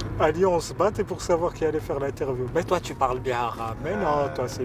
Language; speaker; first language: French; early bilingual, other home language; Arabic